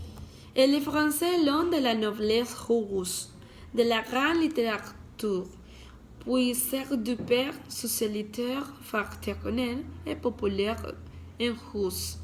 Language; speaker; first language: French; non-native, learner; Spanish